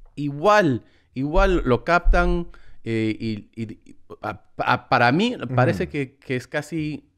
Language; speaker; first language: Spanish; early bilingual, heritage; Spanish